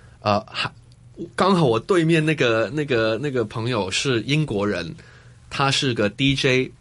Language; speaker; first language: Chinese; non-native, fluent; Cantonese